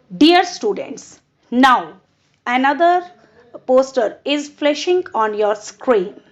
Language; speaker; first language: English; non-native, local second language; Punjabi